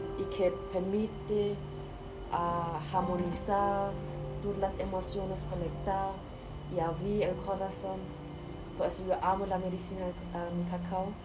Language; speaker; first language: Spanish; non-native, learner; German